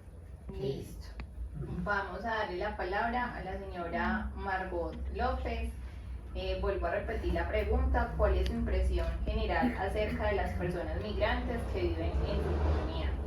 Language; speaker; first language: Spanish; native; Spanish